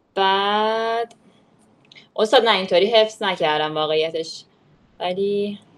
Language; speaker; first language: Persian; native; Persian